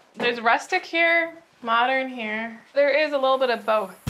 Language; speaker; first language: English; native; English